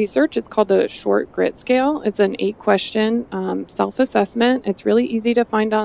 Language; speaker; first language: English; native; English